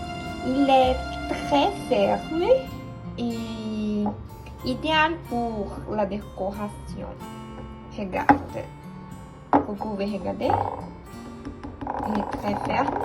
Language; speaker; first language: French; non-native, learner; Portuguese